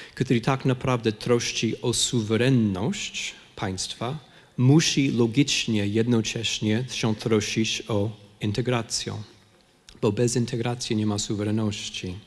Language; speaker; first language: Polish; non-native, fluent; English